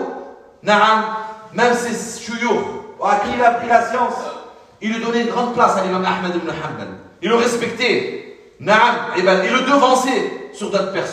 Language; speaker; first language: French; non-native, fluent; Arabic